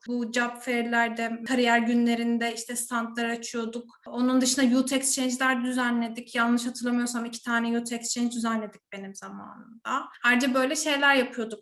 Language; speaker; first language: Turkish; native; Turkish